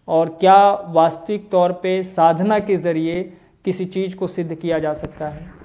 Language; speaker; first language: Hindi; native; Hindi